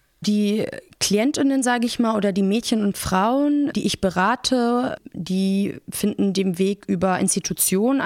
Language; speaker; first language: German; early bilingual, other home language; Persian